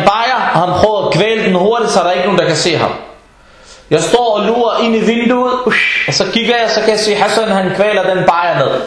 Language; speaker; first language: Danish; early bilingual, other home language; Arabic